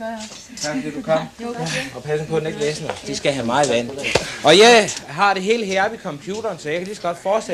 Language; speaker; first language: Danish; native; Danish